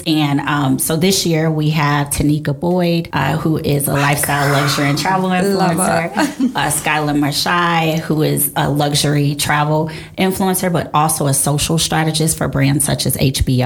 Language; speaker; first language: English; native; English